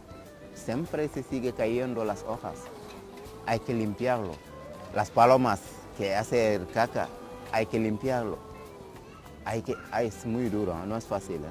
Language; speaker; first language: Spanish; non-native, learner; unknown